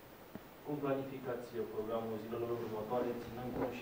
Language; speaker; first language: Romanian; native; Romanian